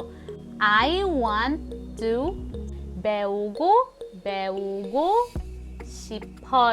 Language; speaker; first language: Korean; non-native, fluent; Filipino